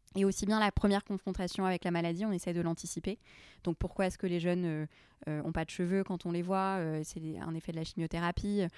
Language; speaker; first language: French; early bilingual, other home language; Arabic